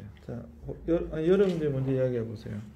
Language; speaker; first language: Korean; native; Korean